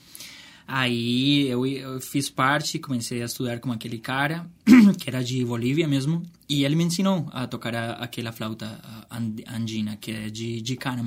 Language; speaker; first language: Portuguese; non-native, fluent; Spanish